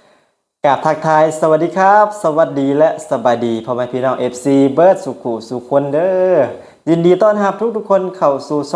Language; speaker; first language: Thai; non-native, local second language; Northeastern Thai